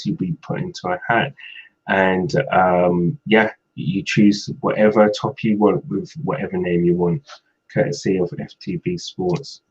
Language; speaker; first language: English; native; English